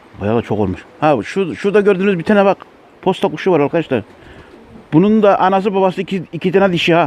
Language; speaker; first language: Turkish; native; Turkish